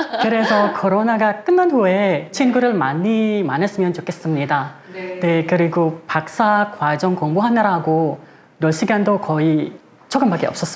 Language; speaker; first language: Korean; non-native, fluent; Indonesian